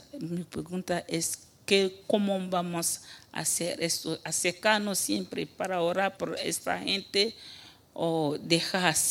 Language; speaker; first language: Spanish; non-native, fluent; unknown